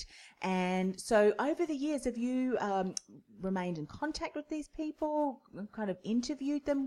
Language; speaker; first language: English; native; English